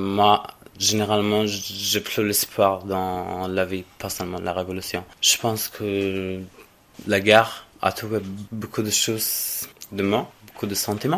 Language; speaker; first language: French; non-native, fluent; Arabic